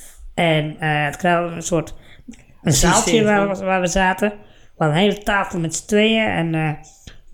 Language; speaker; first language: Dutch; native; Dutch